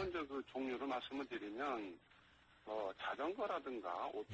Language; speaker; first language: Korean; native; Korean